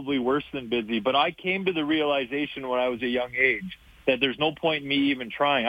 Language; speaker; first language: English; native; English